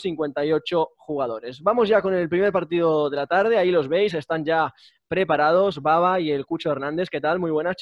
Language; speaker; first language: Spanish; native; Spanish